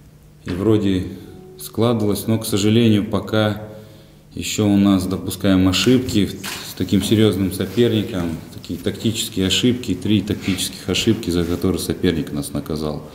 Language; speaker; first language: Russian; native; Russian